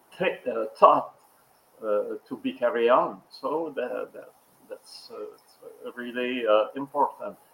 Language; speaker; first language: English; non-native, local second language; French